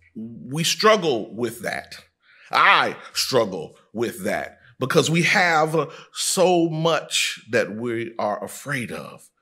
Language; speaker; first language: English; native; English